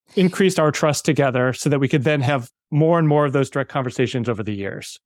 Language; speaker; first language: English; native; English